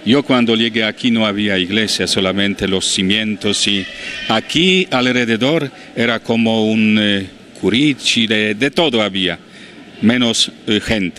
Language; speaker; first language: Spanish; non-native, fluent; Polish